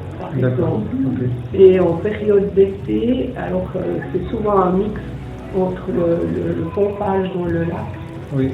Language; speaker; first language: French; native; French